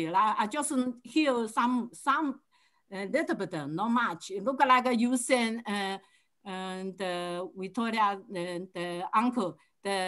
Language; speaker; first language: English; non-native, learner; Chinese